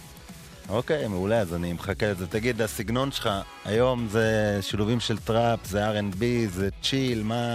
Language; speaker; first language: Hebrew; native; Hebrew